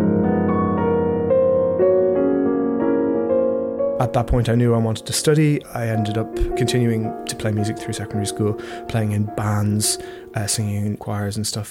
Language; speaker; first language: English; native; English